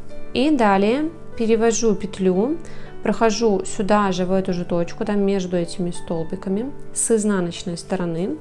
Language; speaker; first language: Russian; native; Russian